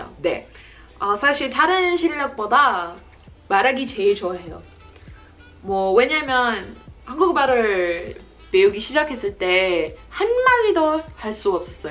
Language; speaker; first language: Korean; non-native, learner; English